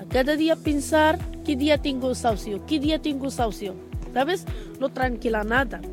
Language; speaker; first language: Spanish; non-native, learner; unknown